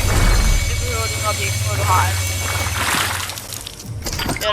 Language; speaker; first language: Danish; native; Danish